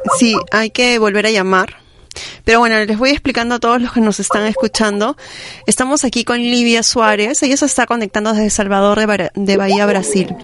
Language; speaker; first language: Spanish; native; Spanish